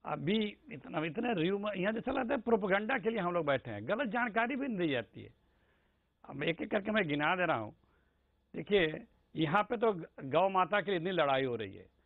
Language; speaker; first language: Hindi; native; Hindi